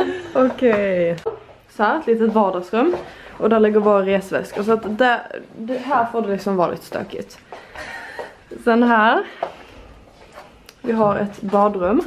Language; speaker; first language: Swedish; native; Swedish